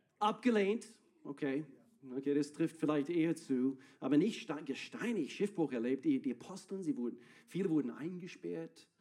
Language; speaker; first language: German; non-native, fluent; English